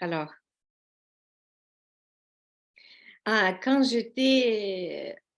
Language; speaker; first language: French; non-native, learner; Russian